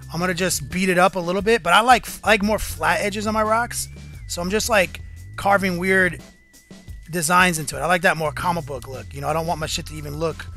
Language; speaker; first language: English; native; English